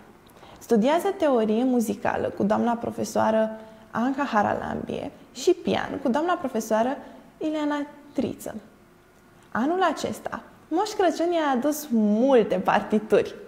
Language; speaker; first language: Romanian; native; Romanian